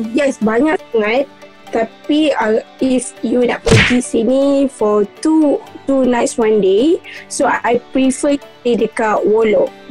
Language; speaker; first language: English; non-native, local second language; Malay